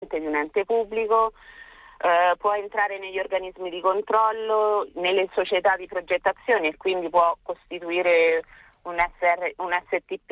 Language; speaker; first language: Italian; native; Italian